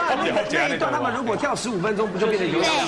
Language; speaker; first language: Chinese; native; Chinese